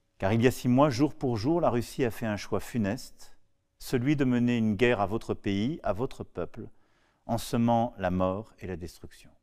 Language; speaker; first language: French; native; French